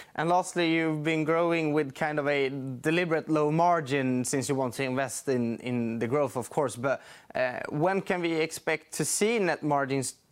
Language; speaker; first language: English; non-native, fluent; Swedish